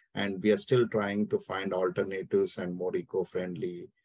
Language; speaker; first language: English; non-native, local second language; Telugu